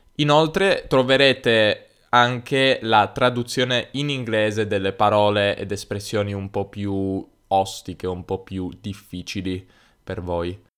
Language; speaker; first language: Italian; native; Italian